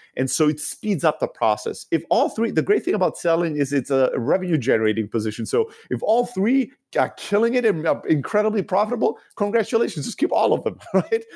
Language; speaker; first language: English; non-native, fluent; Greek